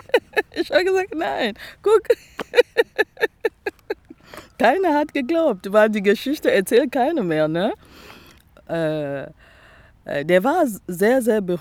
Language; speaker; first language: German; non-native, fluent; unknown